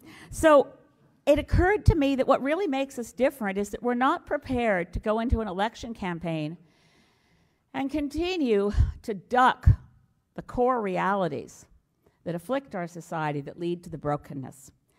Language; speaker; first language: English; native; English